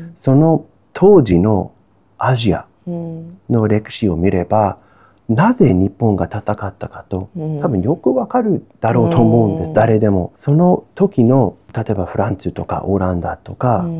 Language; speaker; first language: Japanese; non-native, fluent; English